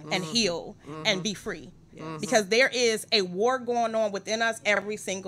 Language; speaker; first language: English; native; English